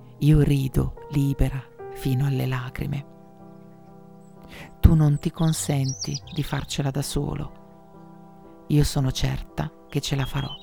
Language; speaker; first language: Italian; native; Italian